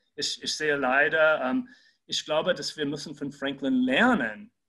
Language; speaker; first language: German; non-native, fluent; English